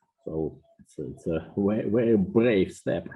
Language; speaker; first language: English; non-native, fluent; Russian